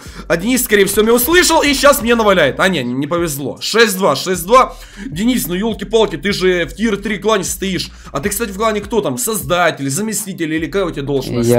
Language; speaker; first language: Russian; native; Russian